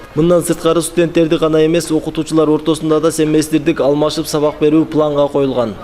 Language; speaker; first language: Kyrgyz; native; Kyrgyz